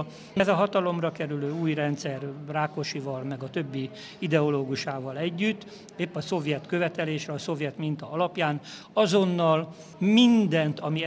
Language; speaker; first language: Hungarian; native; Hungarian